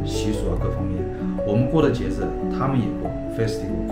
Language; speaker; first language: Chinese; native; Chinese